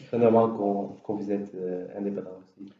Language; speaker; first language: French; non-native, learner; Dutch